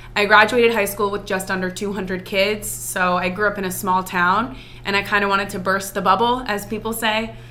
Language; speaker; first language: English; native; English